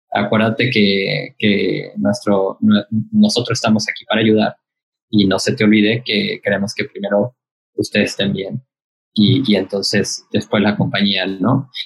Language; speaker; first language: Spanish; native; Spanish